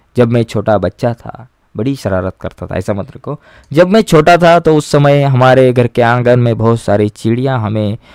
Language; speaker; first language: Hindi; non-native, local second language; Marathi